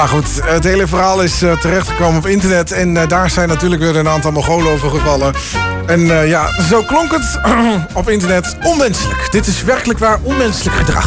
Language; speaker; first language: Dutch; native; Dutch